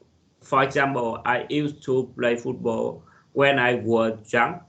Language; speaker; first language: English; non-native, learner; Vietnamese